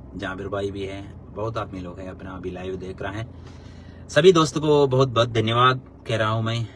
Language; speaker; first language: Hindi; non-native, local second language; Malayalam